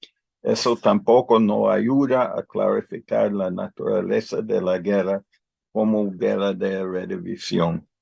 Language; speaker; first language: Spanish; non-native, learner; English